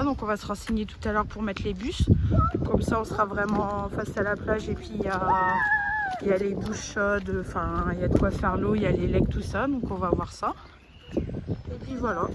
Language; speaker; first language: French; native; French